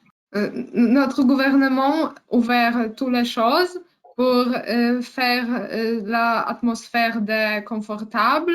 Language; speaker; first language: French; non-native, learner; Polish